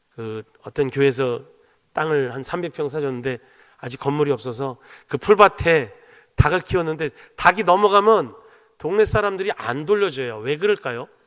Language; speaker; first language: Korean; native; Korean